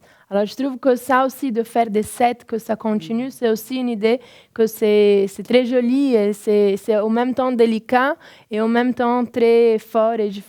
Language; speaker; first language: French; non-native, fluent; Portuguese